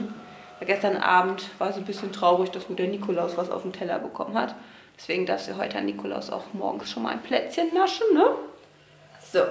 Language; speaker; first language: German; native; German